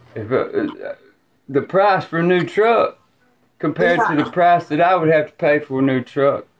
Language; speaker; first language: English; native; English